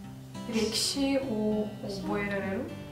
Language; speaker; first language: Japanese; non-native, fluent; Russian